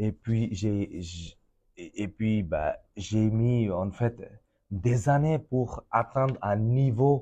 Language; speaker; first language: French; non-native, fluent; Bangla